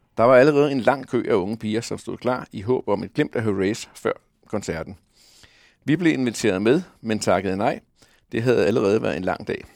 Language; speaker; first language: Danish; native; Danish